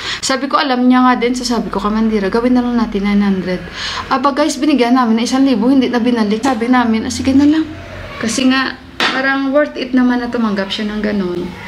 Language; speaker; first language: Filipino; native; Filipino